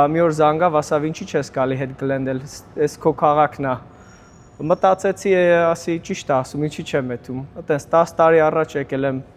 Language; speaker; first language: Armenian; early bilingual, heritage; Armenian